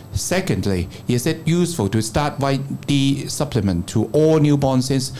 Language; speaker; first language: English; non-native, local second language; Cantonese